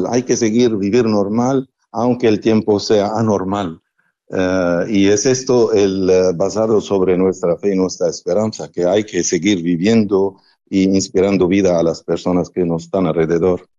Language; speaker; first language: Spanish; non-native, fluent; Arabic